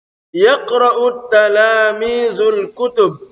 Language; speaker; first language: Arabic; non-native, fluent; Indonesian